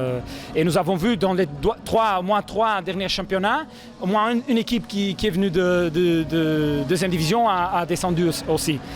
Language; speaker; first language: French; non-native, fluent; Portuguese